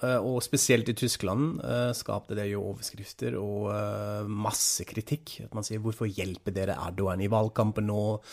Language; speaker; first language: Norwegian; non-native, fluent; German